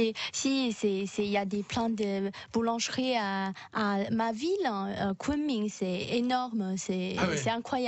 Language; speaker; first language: French; non-native, learner; Chinese